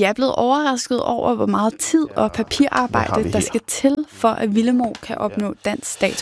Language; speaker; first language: Danish; native; Danish